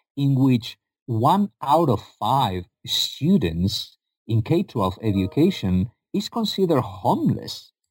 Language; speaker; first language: English; non-native, fluent; Spanish